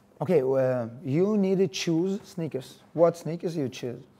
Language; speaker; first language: English; non-native, learner; Russian